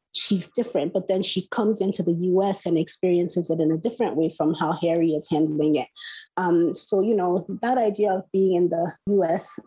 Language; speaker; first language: English; non-native, local second language; Igbo